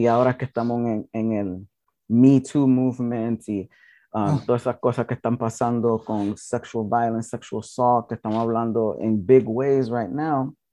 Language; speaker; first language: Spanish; early bilingual, heritage; English